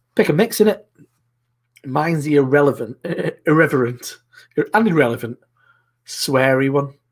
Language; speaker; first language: English; native; English